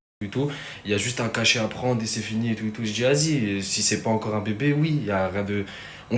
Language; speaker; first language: French; native; French